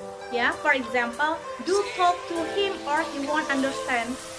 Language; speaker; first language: English; non-native, fluent; Indonesian